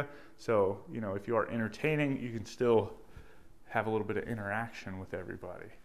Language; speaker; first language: English; native; English